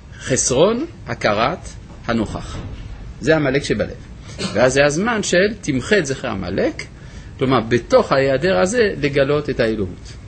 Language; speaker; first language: Hebrew; non-native, fluent; French